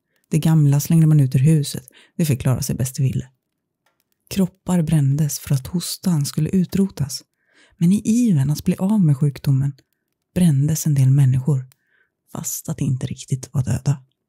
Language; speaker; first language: Swedish; native; Swedish